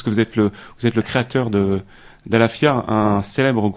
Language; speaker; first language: French; native; French